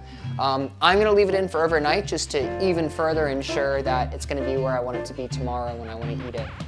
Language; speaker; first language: English; native; English